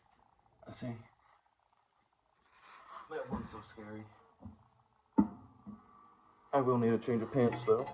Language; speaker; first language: English; native; English